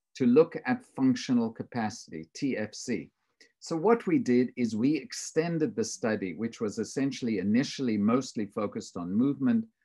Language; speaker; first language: English; native; English